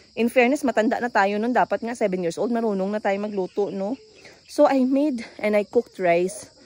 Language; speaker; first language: Filipino; non-native, local second language; Cebuano